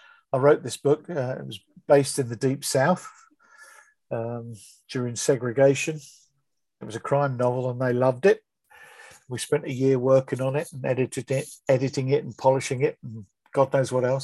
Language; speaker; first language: English; native; English